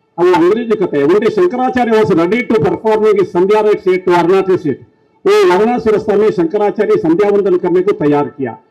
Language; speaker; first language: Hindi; non-native, local second language; Kannada